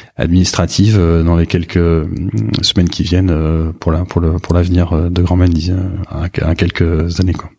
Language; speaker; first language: French; native; French